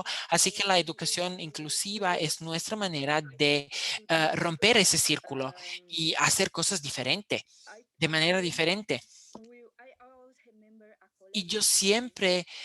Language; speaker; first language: Spanish; non-native, fluent; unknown